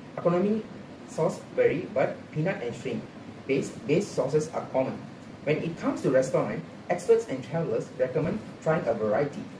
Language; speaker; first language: English; non-native, local second language; Tamil